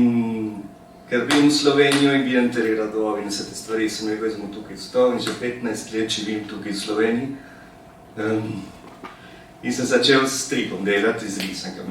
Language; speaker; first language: Slovenian; early bilingual, heritage; Slovenian